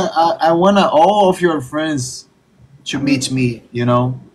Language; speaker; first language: English; non-native, learner; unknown